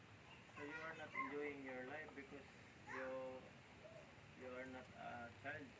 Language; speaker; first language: English; non-native, local second language; Cebuano